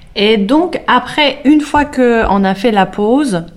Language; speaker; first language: French; non-native, fluent; Persian